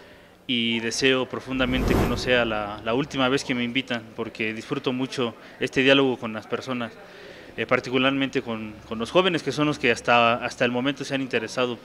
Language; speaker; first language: Spanish; native; Spanish